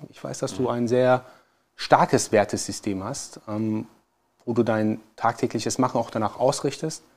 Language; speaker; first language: German; early bilingual, other home language; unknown